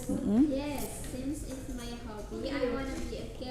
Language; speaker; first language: English; non-native, learner; Indonesian